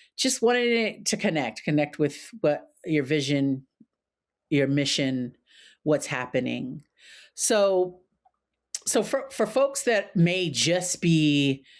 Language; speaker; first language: English; native; English